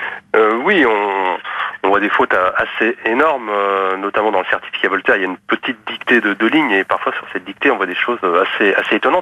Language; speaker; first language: French; native; French